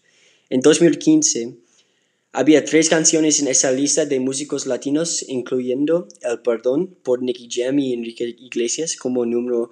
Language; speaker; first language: Spanish; non-native, learner; English